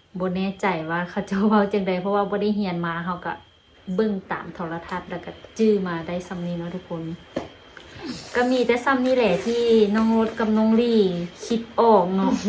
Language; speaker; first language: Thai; non-native, learner; Lao